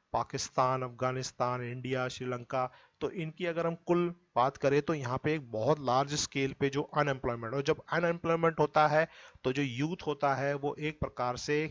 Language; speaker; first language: Hindi; native; Hindi